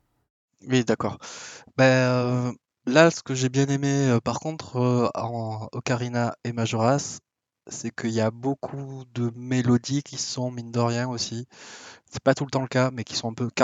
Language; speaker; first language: French; native; French